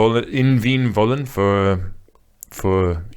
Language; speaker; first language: German; non-native, learner; English